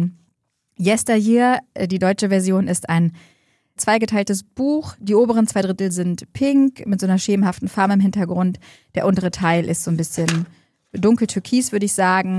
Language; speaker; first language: German; native; German